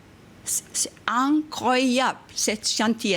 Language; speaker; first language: French; non-native, fluent; Icelandic